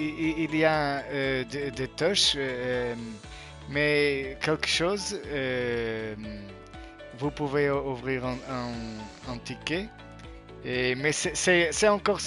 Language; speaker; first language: French; non-native, learner; Portuguese